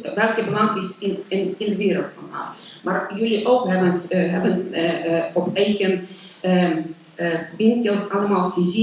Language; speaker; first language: Dutch; non-native, learner; Ukrainian